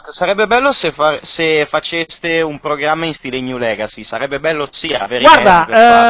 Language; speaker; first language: Italian; native; Italian